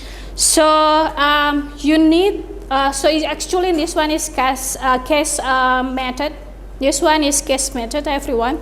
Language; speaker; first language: English; non-native, fluent; Indonesian